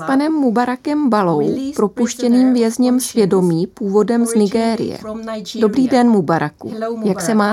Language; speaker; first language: Czech; native; Czech